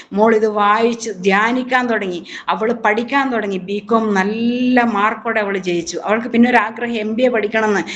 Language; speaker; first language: Malayalam; native; Malayalam